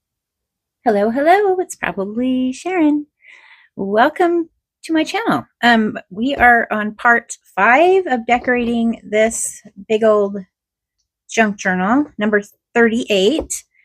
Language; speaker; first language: English; native; English